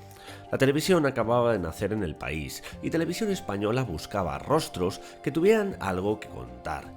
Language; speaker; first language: Spanish; native; Spanish